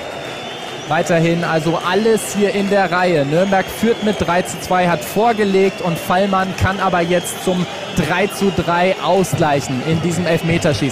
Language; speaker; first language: German; native; German